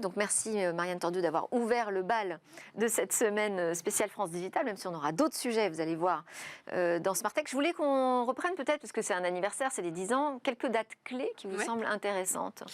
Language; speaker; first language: French; native; French